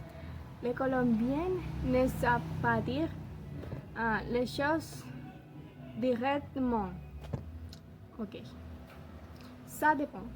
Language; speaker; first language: French; non-native, learner; Spanish